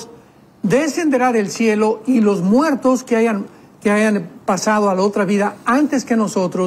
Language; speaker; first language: Spanish; native; Spanish